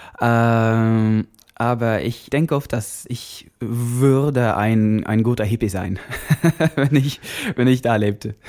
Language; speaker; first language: German; non-native, learner; Norwegian